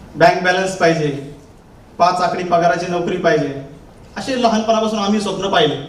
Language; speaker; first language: Marathi; native; Marathi